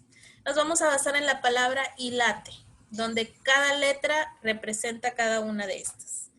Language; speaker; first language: Spanish; native; Spanish